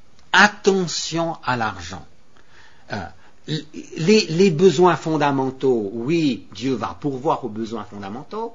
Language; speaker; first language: French; native; French